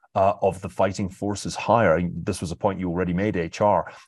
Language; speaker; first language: English; native; English